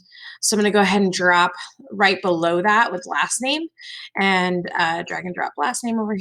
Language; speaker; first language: English; native; English